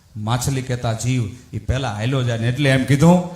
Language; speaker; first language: Gujarati; non-native, local second language; Rajasthani